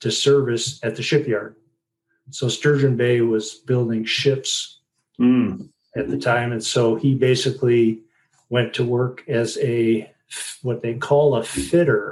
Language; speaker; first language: English; native; English